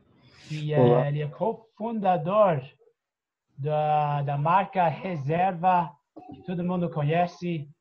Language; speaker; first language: Portuguese; non-native, fluent; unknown